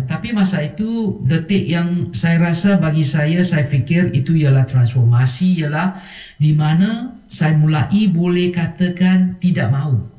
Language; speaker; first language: Malay; non-native, local second language; Chinese